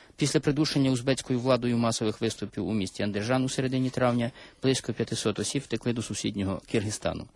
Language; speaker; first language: Ukrainian; native; Ukrainian